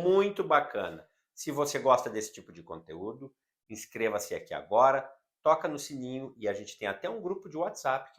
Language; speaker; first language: Portuguese; native; Portuguese